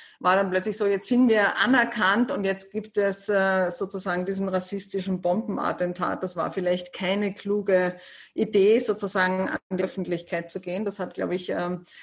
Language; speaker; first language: German; native; German